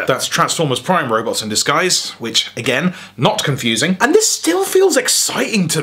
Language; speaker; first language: English; native; English